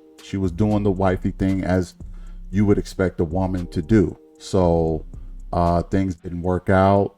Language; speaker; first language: English; native; English